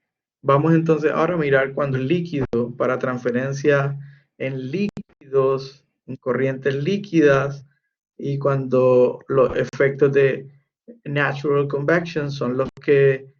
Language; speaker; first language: Spanish; native; Spanish